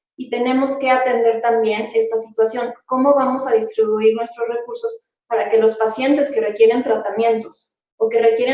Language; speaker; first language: Spanish; native; Spanish